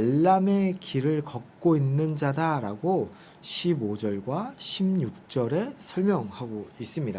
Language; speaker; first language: Korean; native; Korean